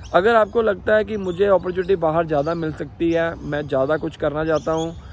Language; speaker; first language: Hindi; native; Hindi